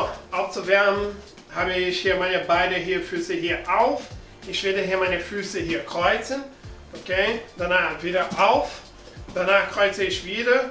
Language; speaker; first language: German; non-native, learner; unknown